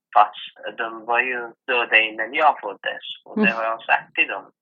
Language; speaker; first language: Swedish; non-native, fluent; Persian